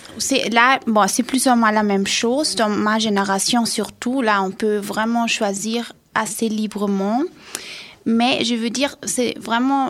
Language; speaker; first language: French; non-native, fluent; German